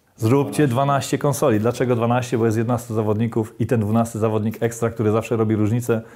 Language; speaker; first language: Polish; native; Polish